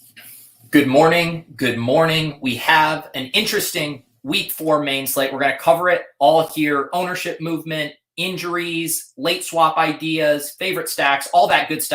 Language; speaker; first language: English; native; English